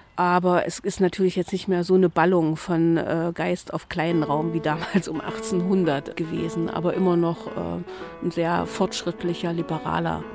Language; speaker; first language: German; native; German